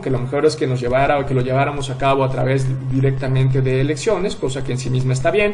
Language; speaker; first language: Spanish; native; Spanish